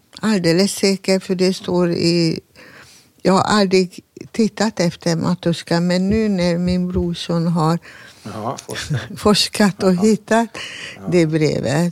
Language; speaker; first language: Swedish; non-native, fluent; Hungarian